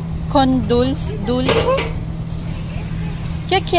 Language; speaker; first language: Spanish; non-native, learner; Filipino